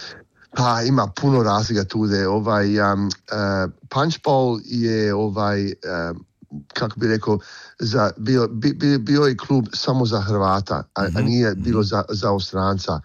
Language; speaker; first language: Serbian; early bilingual, heritage; Croatian